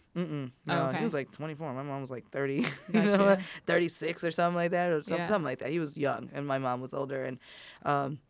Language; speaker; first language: English; native; English